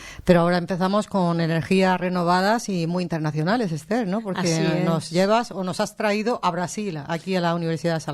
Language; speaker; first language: Spanish; native; Spanish